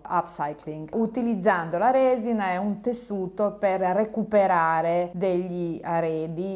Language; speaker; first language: Italian; non-native, fluent; Serbian